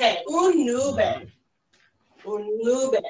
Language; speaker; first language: Spanish; non-native, fluent; English